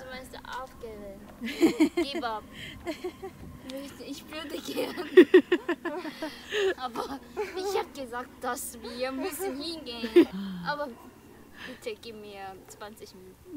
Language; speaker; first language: German; non-native, learner; Korean